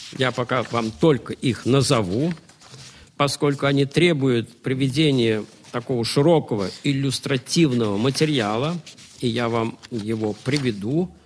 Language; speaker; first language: Russian; native; Russian